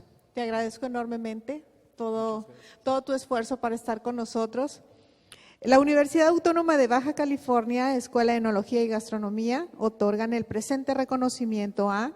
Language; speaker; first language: Spanish; native; Spanish